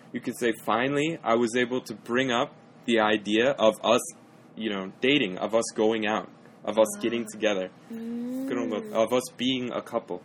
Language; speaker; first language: English; native; English